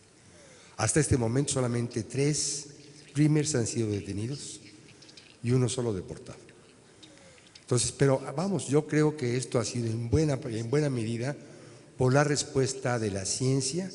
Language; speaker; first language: Spanish; native; Spanish